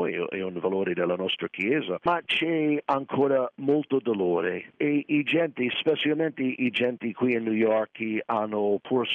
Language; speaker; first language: Italian; non-native, fluent; English